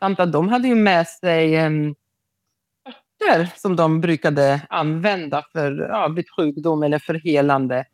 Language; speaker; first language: Swedish; non-native, local second language; Romany